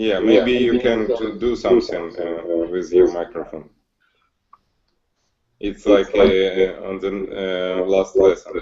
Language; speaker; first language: English; non-native, learner; Russian